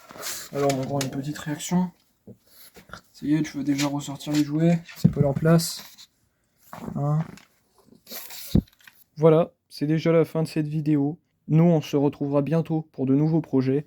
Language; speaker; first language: French; native; French